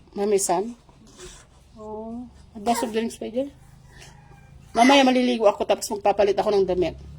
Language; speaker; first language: Filipino; non-native, local second language; Iloko